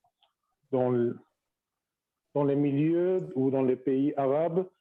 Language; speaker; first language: French; non-native, fluent; Arabic